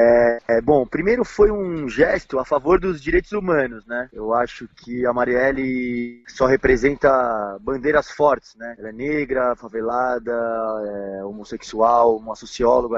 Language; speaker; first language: Portuguese; native; Portuguese